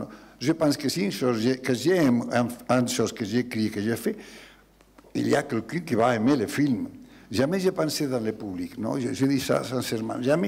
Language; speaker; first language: French; non-native, learner; Spanish